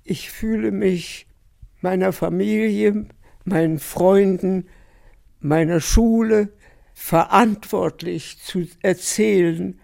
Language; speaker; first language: German; early bilingual, heritage; German